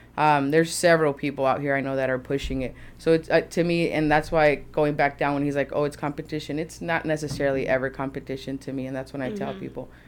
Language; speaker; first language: English; early bilingual, other home language; Spanish